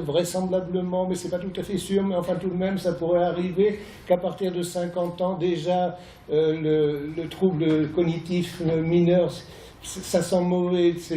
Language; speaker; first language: French; native; French